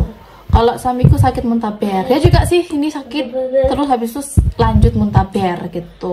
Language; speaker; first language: Indonesian; non-native, local second language; Javanese